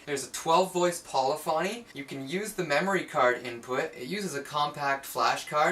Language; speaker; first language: English; native; English